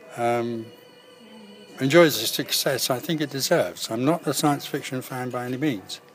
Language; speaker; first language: English; native; English